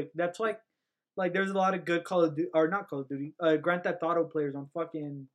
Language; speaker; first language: English; early bilingual, other home language; Spanish